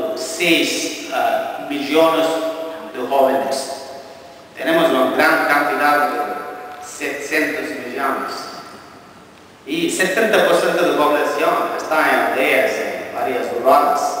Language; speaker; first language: Spanish; non-native, fluent; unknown